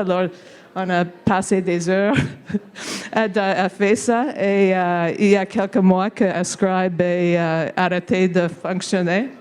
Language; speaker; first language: French; non-native, local second language; English